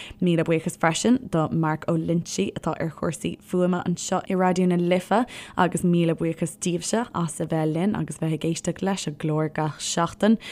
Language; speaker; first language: Irish; native; Irish